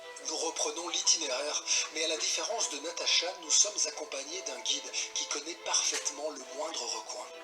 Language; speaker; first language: French; native; French